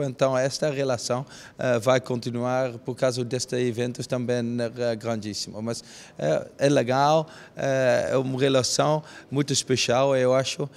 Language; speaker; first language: Portuguese; non-native, learner; Dutch